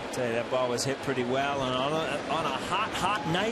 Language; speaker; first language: English; native; English